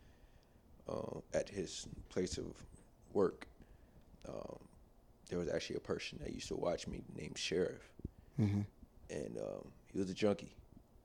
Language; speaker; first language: English; native; English